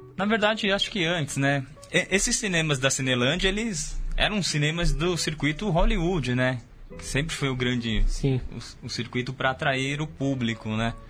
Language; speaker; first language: Portuguese; native; Portuguese